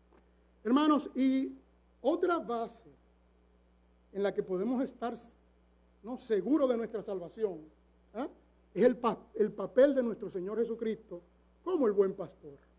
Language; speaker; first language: Spanish; native; Spanish